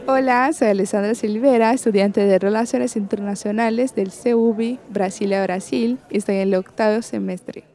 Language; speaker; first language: Spanish; non-native, learner; Portuguese